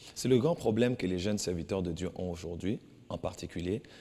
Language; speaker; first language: French; non-native, local second language; Lingala